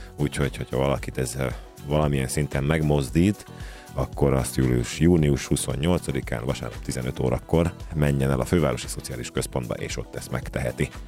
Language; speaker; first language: Hungarian; native; Hungarian